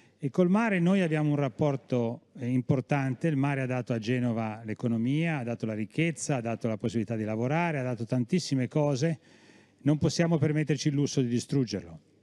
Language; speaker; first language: Italian; native; Italian